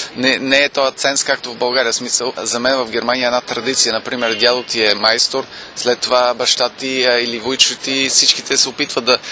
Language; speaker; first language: Bulgarian; non-native, fluent; German